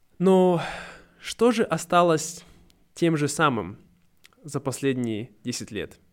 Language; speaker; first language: Russian; native; Russian